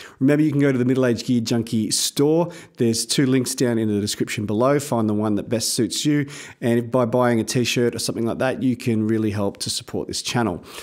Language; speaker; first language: English; native; English